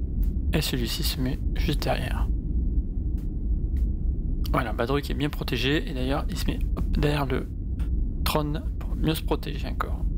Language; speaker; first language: French; native; French